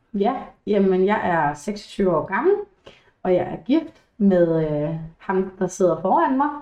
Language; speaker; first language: Danish; early bilingual, other home language; English